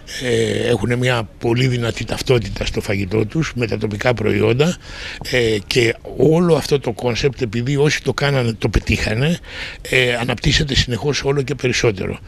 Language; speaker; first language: Greek; native; Greek